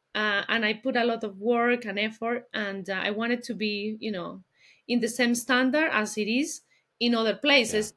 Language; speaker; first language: English; non-native, fluent; Spanish